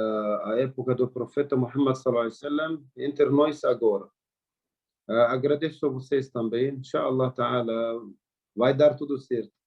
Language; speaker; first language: Portuguese; non-native, learner; Arabic